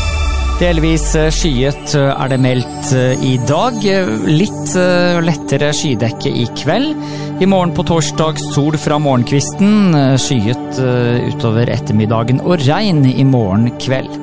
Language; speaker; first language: Norwegian; native; Norwegian